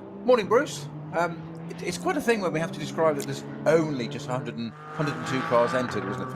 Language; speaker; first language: English; native; English